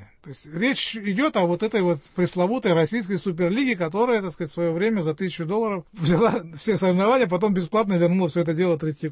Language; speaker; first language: Russian; native; Russian